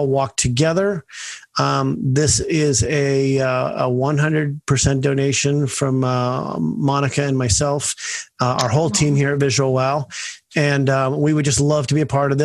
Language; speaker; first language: English; native; English